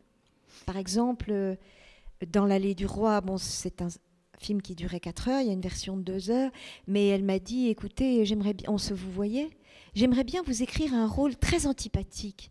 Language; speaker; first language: French; native; French